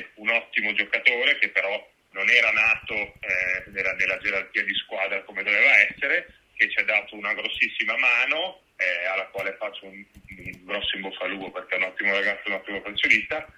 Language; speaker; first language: Italian; native; Italian